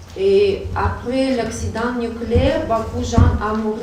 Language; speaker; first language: French; non-native, learner; Russian